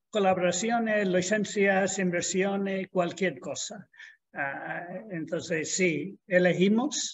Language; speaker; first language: Spanish; non-native, fluent; English